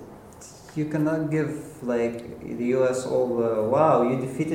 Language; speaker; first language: English; non-native, fluent; Arabic